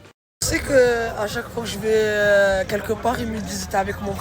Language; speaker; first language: French; native; French